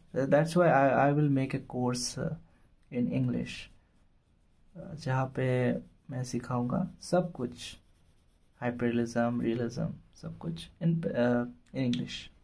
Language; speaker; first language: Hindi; non-native, local second language; Bangla